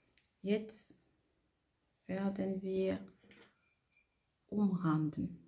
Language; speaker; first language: German; non-native, fluent; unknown